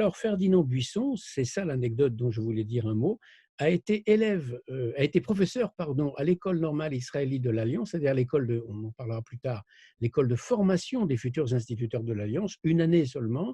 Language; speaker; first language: French; native; French